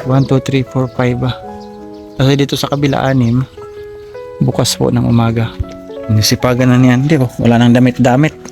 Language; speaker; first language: Filipino; non-native, local second language; Waray